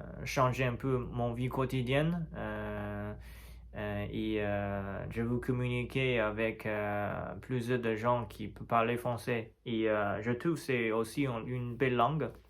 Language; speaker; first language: French; non-native, learner; Chinese